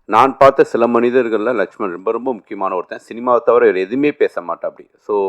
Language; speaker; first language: Tamil; native; Tamil